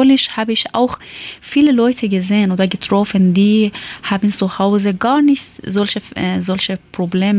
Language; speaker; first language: German; non-native, learner; Persian